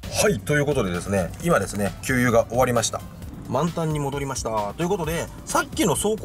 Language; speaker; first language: Japanese; native; Japanese